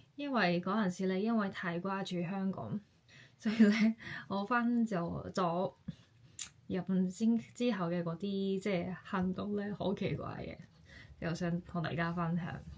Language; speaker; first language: Cantonese; non-native, fluent; Japanese